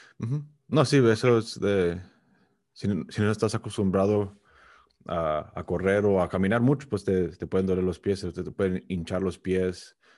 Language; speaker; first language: Spanish; early bilingual, heritage; Spanish